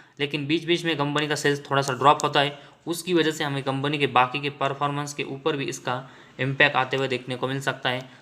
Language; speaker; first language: Hindi; non-native, local second language; Marathi